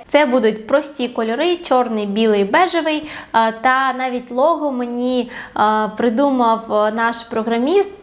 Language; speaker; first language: Ukrainian; non-native, local second language; Russian